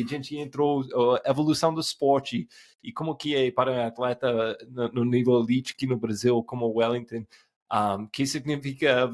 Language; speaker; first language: Portuguese; non-native, fluent; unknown